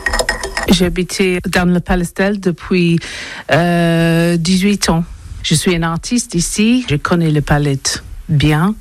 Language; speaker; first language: French; non-native, learner; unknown